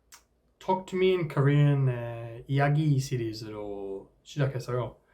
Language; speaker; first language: Korean; non-native, fluent; English